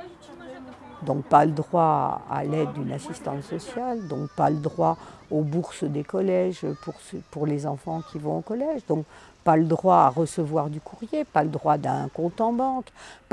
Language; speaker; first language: French; native; French